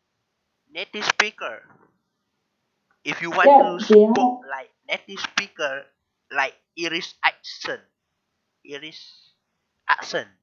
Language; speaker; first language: English; non-native, learner; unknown